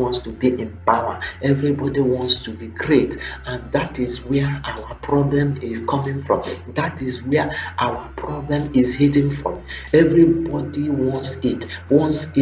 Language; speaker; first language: English; non-native, local second language; Igbo